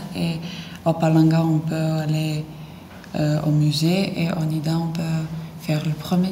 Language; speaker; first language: French; non-native, learner; Lithuanian